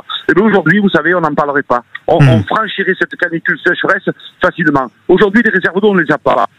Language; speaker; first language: French; native; French